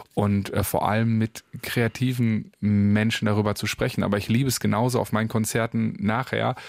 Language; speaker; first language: German; native; German